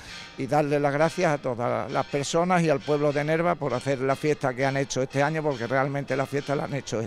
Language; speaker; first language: Spanish; native; Spanish